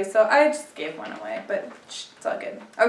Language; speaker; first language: English; native; English